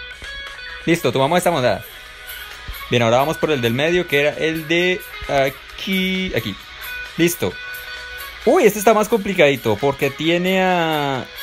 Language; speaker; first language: Spanish; native; Spanish